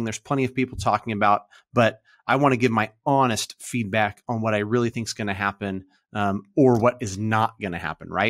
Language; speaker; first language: English; native; English